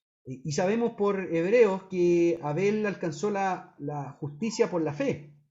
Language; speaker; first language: Spanish; native; Spanish